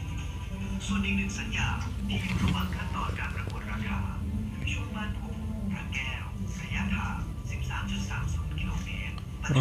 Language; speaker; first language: Thai; native; Thai